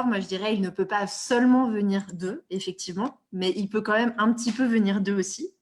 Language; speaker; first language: French; native; French